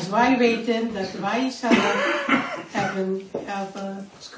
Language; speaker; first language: Dutch; non-native, learner; Indonesian